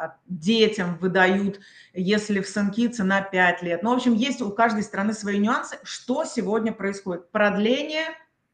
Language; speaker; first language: Russian; native; Russian